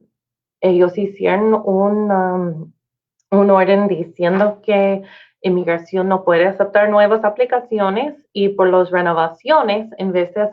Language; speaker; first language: Spanish; non-native, learner; English